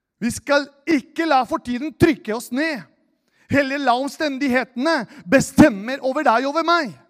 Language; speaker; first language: Norwegian; non-native, fluent; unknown